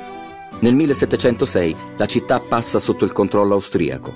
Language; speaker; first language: Italian; native; Italian